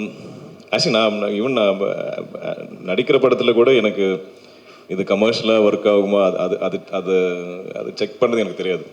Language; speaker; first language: Tamil; non-native, local second language; Malayalam